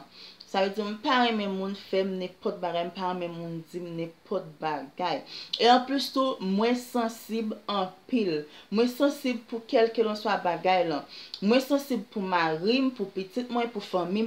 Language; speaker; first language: French; non-native, learner; Haitian Creole